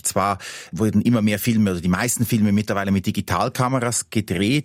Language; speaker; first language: German; native; German